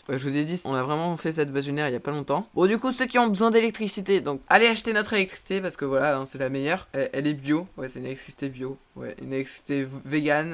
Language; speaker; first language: French; native; French